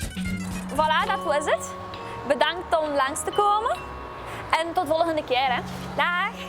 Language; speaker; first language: Dutch; non-native, learner; Romanian